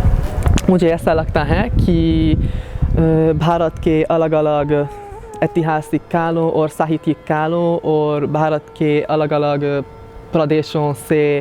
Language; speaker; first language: Hindi; non-native, fluent; Hungarian